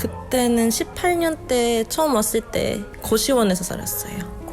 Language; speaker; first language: Korean; non-native, fluent; Filipino